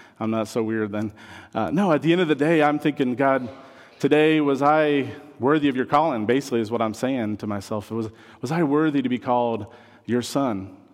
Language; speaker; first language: English; non-native, fluent; French